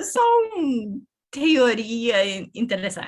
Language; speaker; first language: Portuguese; non-native, learner; English